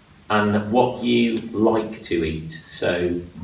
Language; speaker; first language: English; native; English